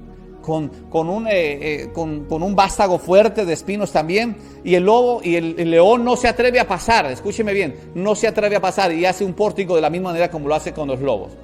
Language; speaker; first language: Spanish; native; Spanish